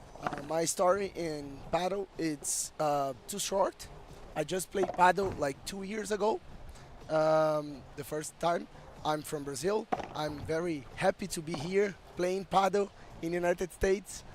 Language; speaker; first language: English; non-native, fluent; Portuguese